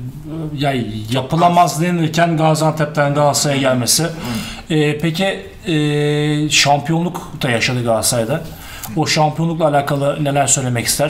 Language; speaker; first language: Turkish; native; Turkish